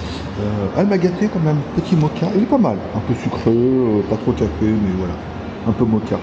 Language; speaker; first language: French; native; French